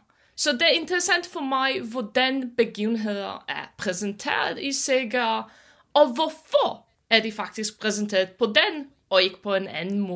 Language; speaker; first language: Danish; non-native, fluent; Polish